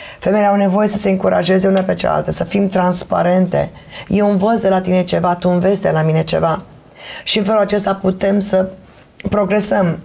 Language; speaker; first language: Romanian; native; Romanian